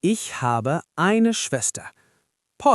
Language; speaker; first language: German; non-native, learner; English